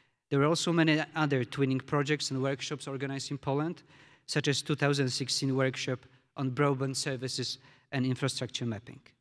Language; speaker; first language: English; non-native, fluent; Polish